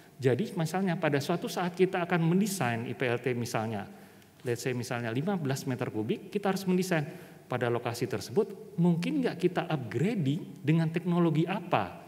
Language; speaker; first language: Indonesian; native; Indonesian